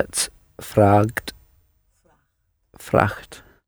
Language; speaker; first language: Dutch; non-native, learner; English